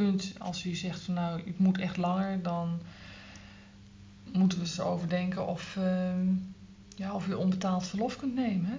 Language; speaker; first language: Dutch; native; Dutch